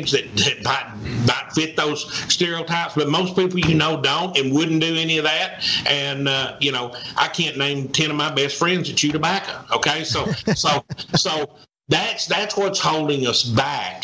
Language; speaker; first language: English; native; English